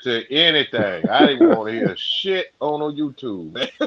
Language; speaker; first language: English; native; English